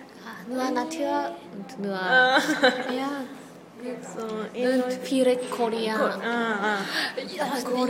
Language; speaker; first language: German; non-native, learner; Japanese